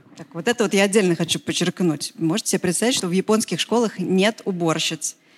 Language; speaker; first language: Russian; native; Russian